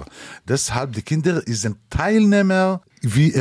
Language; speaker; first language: German; non-native, learner; Hebrew